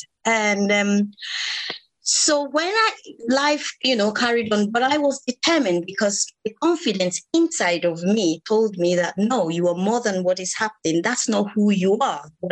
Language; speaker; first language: English; non-native, local second language; Igbo